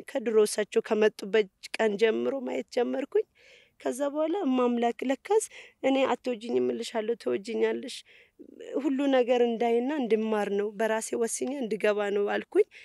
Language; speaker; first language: Amharic; native; Amharic